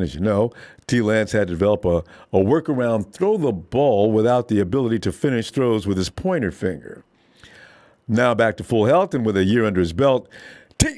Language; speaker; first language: English; native; English